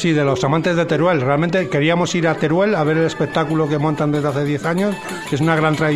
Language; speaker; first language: Spanish; native; Spanish